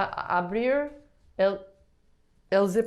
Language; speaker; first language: Spanish; non-native, learner; English